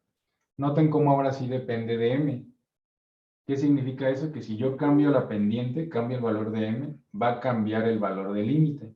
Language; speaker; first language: Spanish; native; Spanish